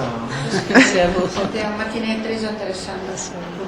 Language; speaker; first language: French; non-native, fluent; Italian